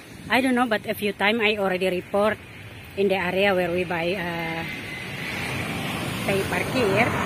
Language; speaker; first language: English; non-native, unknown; Indonesian